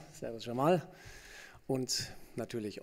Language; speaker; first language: German; native; German